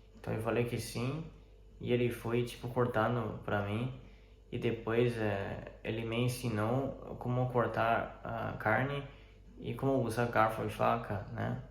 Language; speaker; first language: Portuguese; non-native, fluent; Chinese